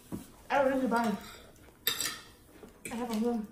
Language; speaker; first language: English; non-native, learner; Thai